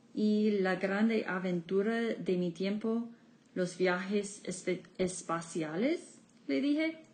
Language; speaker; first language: Spanish; non-native, fluent; English